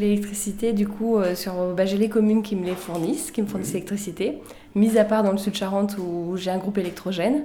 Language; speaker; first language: French; native; French